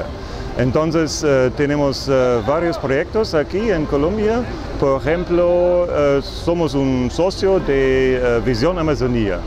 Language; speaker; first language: Spanish; non-native, fluent; German